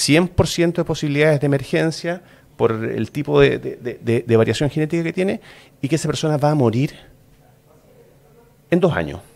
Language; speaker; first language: Spanish; native; Spanish